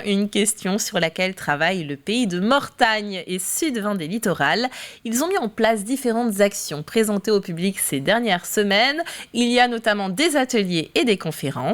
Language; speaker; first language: French; native; French